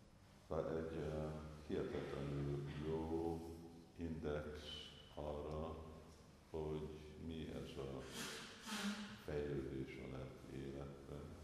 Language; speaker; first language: Hungarian; non-native, fluent; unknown